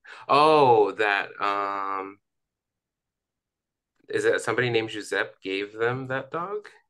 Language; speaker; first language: English; early bilingual, other home language; Spanish